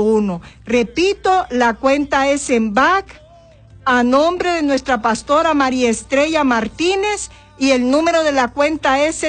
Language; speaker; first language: Spanish; native; Spanish